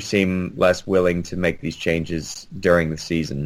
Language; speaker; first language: English; native; English